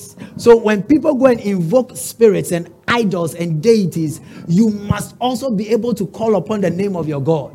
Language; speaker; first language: English; non-native, local second language; Ga